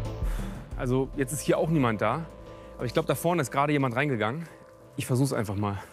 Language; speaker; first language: German; native; German